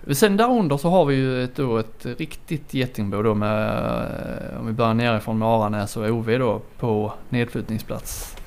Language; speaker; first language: Swedish; native; Swedish